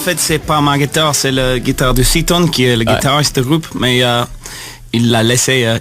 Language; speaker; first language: French; non-native, learner; English